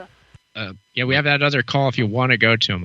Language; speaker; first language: English; native; English